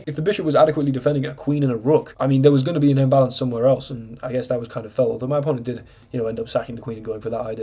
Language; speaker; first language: English; native; English